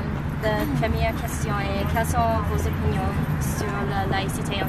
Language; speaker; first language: French; non-native, learner; English